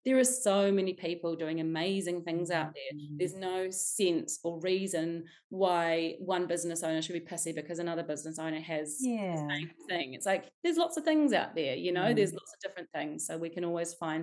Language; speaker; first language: English; native; English